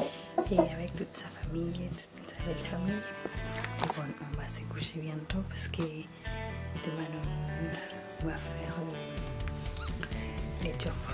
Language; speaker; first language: French; non-native, learner; Spanish